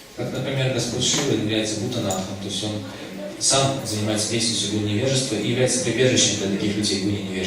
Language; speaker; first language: Russian; native; Russian